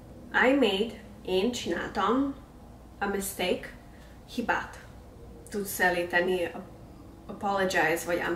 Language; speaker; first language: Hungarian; early bilingual, heritage; English